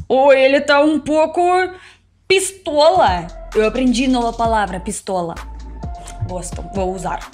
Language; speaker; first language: Portuguese; non-native, learner; Russian